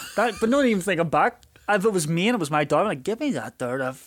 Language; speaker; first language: English; native; English